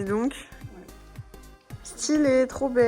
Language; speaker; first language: French; native; French